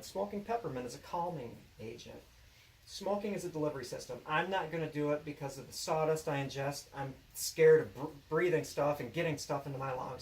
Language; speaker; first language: English; native; English